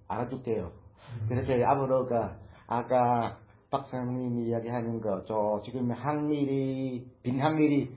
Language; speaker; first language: Korean; non-native, learner; Vietnamese